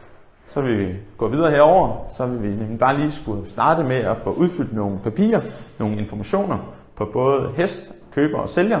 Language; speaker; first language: Danish; native; Danish